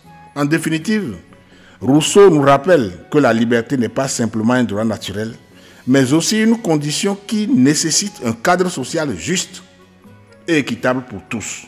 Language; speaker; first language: French; non-native, local second language; Ewe